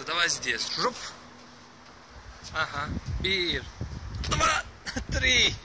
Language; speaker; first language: Russian; non-native, learner; Turkish